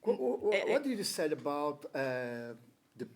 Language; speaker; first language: English; non-native, learner; Portuguese